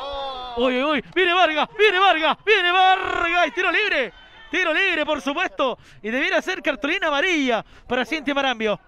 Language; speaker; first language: Spanish; native; Spanish